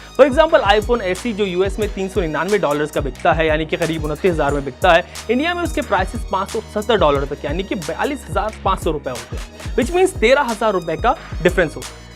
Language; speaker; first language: Hindi; native; Hindi